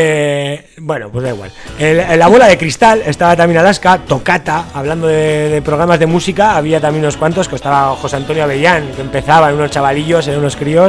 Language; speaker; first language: Spanish; native; Spanish